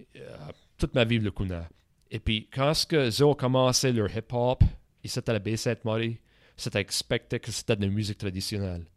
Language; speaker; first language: French; native; French